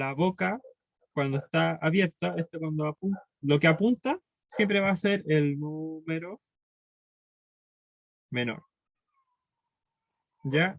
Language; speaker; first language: Spanish; native; Spanish